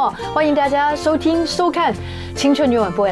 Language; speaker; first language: Chinese; native; Chinese